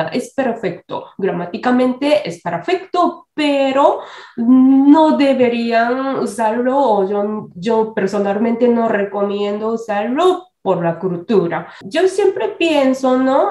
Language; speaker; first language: Spanish; non-native, fluent; Japanese